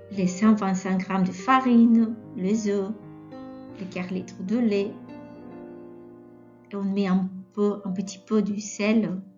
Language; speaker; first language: French; non-native, fluent; Catalan